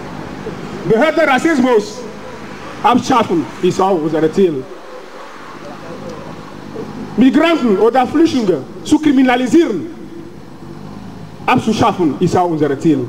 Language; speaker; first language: German; non-native, fluent; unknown